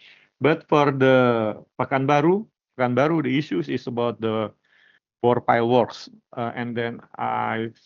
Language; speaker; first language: English; non-native, learner; Indonesian